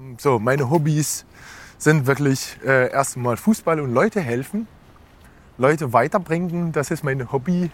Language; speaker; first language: German; non-native, fluent; Arabic